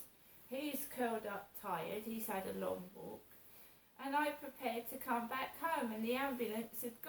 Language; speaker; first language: English; native; English